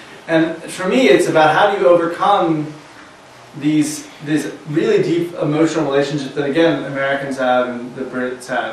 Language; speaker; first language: English; native; English